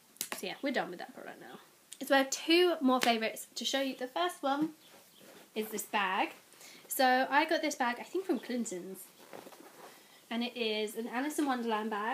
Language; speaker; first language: English; native; English